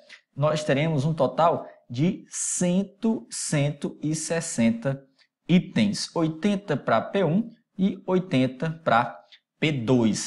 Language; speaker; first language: Portuguese; native; Portuguese